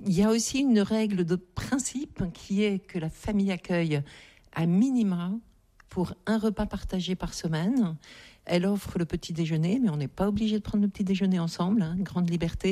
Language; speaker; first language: French; native; French